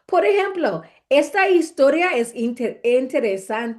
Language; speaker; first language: Spanish; non-native, fluent; English